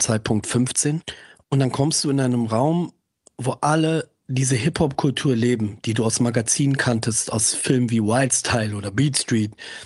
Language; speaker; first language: German; native; German